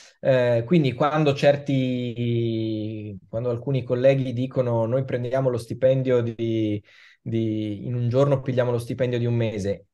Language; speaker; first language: Italian; native; Italian